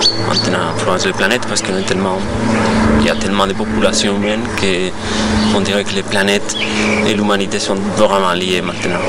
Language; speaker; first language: French; non-native, fluent; Spanish